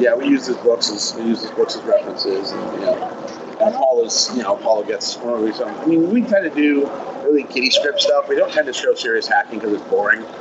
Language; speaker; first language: English; native; English